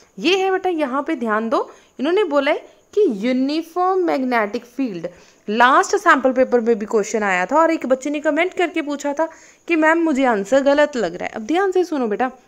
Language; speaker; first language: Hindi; non-native, local second language; Punjabi